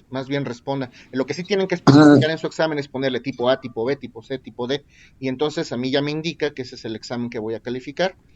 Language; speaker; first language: Spanish; native; Spanish